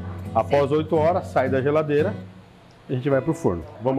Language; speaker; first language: Portuguese; native; Portuguese